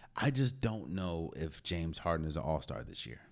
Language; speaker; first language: English; native; English